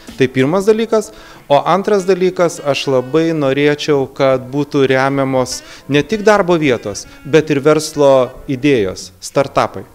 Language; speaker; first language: Lithuanian; native; Lithuanian